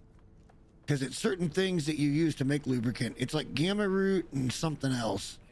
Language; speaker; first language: English; native; English